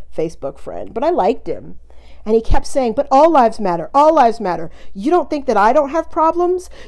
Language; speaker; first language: English; native; English